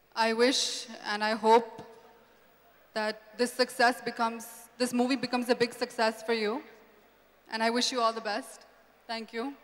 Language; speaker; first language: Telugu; non-native, learner; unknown